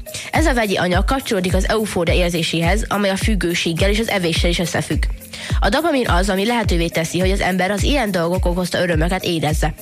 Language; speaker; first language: Hungarian; native; Hungarian